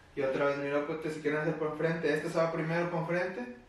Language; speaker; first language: Spanish; early bilingual, heritage; Spanish